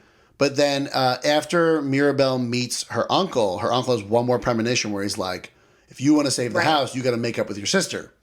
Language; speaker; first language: English; native; English